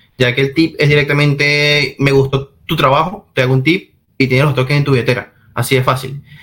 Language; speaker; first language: Spanish; native; Spanish